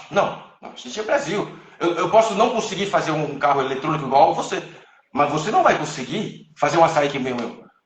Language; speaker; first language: Portuguese; non-native, fluent; Chinese